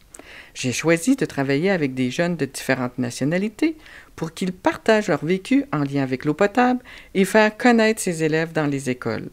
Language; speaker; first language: French; native; French